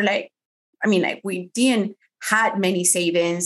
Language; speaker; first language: English; non-native, fluent; Spanish